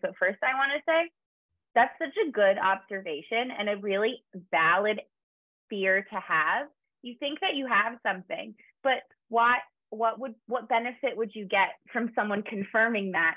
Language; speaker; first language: English; native; English